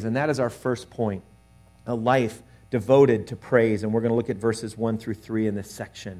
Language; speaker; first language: English; native; English